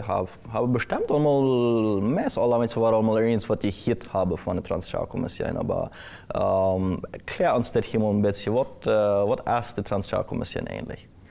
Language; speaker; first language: German; non-native, local second language; Plautdietsch